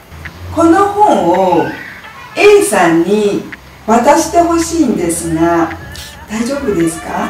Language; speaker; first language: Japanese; non-native, fluent; Burmese